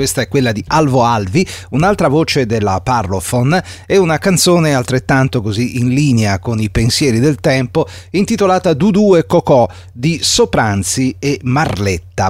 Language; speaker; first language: Italian; native; Italian